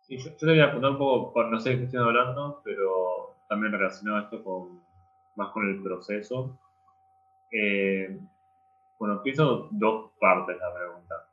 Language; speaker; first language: Spanish; native; Spanish